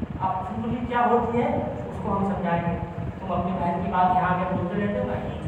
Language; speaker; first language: Urdu; native; Urdu